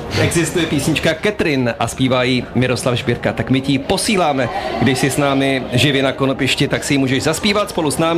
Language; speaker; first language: Czech; native; Czech